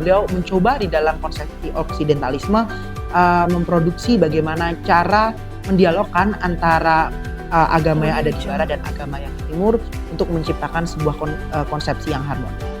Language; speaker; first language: Indonesian; native; Indonesian